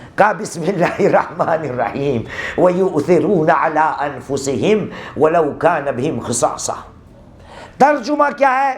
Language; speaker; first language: Urdu; non-native, local second language; Gujarati